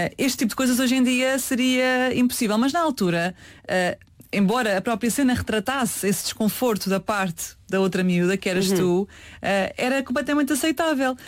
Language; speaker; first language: Portuguese; native; Portuguese